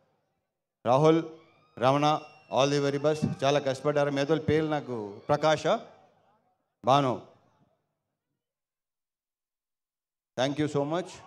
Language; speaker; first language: Telugu; native; Telugu